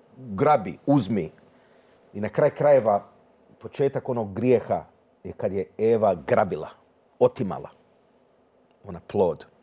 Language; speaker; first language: Croatian; early bilingual, heritage; Croatian